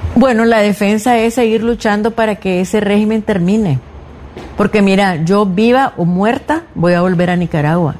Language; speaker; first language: Spanish; native; Spanish